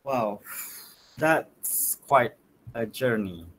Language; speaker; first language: English; non-native, local second language; Malay